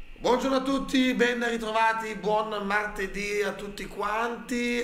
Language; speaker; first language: Italian; native; Italian